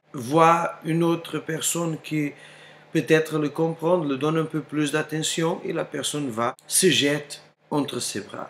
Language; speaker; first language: French; non-native, fluent; Portuguese